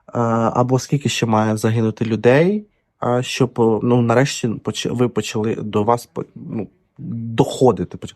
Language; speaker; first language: Ukrainian; non-native, local second language; Russian